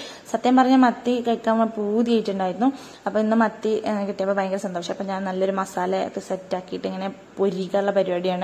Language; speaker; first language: Malayalam; native; Malayalam